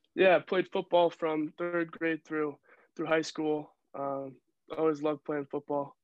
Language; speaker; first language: English; native; English